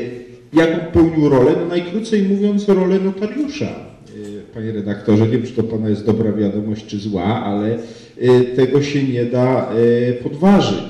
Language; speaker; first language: Polish; native; Polish